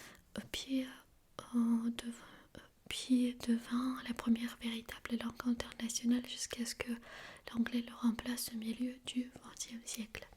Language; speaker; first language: French; non-native, fluent; Armenian